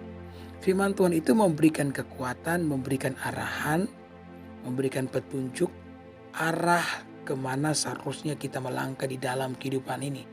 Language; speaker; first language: Indonesian; native; Indonesian